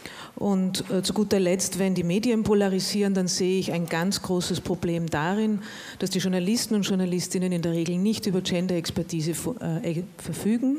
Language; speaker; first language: German; native; German